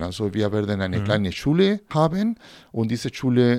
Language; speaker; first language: German; non-native, fluent; Spanish